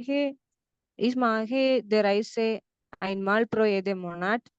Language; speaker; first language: German; non-native, learner; Malayalam